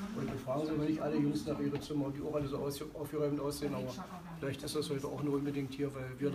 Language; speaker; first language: German; native; German